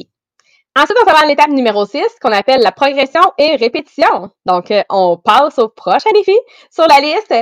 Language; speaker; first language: French; native; French